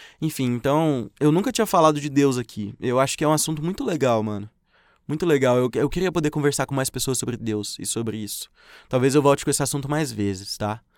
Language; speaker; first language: Portuguese; native; Portuguese